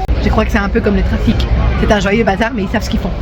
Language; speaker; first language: French; native; French